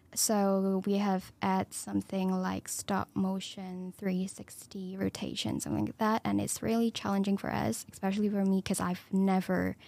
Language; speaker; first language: English; non-native, local second language; Cantonese